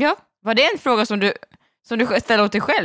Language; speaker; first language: Swedish; native; Swedish